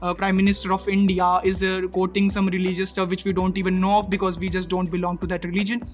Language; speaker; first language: English; non-native, local second language; Hindi